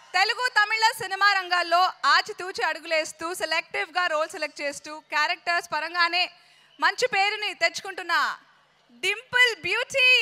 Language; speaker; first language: Telugu; native; Telugu